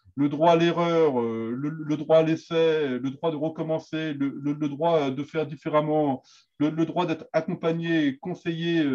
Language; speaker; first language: French; native; French